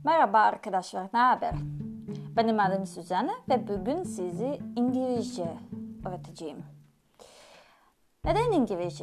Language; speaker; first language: Turkish; non-native, learner; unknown